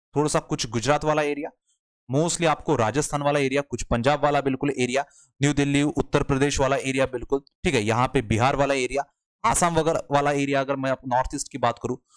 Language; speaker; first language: Hindi; non-native, local second language; Marathi